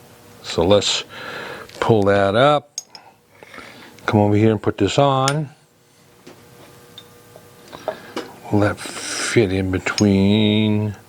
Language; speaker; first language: English; native; English